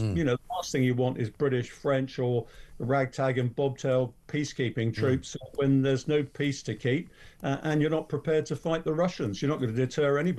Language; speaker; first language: English; native; English